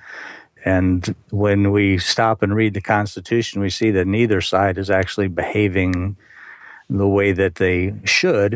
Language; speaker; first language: English; native; English